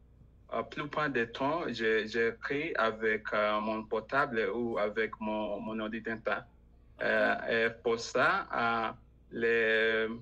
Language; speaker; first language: French; non-native, learner; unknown